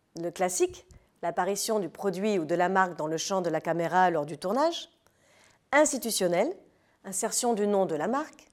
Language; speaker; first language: French; native; French